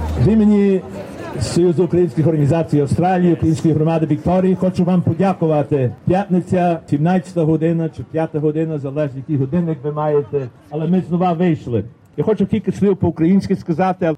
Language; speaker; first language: Ukrainian; early bilingual, heritage; Ukrainian